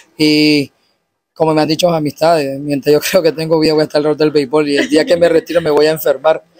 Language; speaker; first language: Spanish; native; Spanish